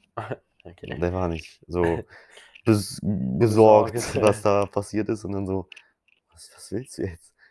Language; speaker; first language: German; early bilingual, other home language; Polish